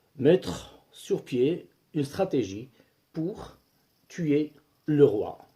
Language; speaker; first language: French; non-native, local second language; Arabic